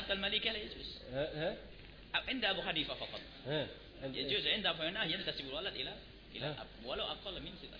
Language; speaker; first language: Arabic; non-native, fluent; Indonesian